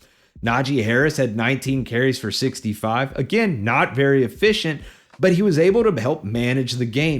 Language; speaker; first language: English; native; English